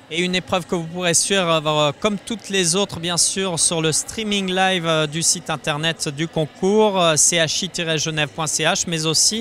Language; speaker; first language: French; native; French